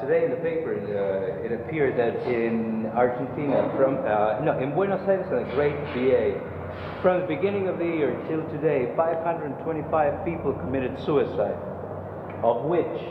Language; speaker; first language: English; non-native, fluent; Spanish